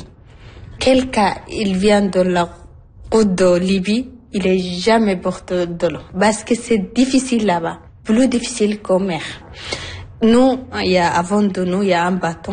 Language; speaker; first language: French; non-native, learner; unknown